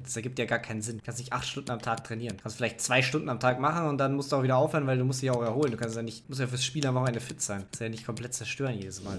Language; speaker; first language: German; native; German